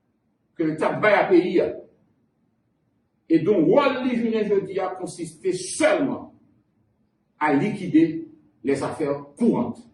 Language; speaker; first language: French; non-native, local second language; Haitian Creole